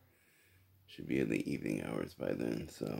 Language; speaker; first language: English; native; English